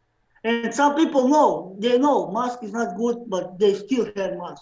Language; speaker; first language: English; non-native, learner; Slovenian